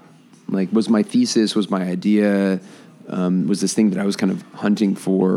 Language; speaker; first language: English; native; English